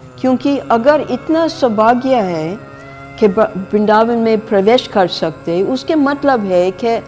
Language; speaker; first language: Hindi; non-native, fluent; English